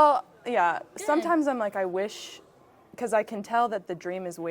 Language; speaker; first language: English; native; English